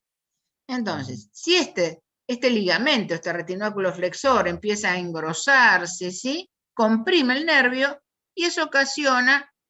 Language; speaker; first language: Spanish; native; Spanish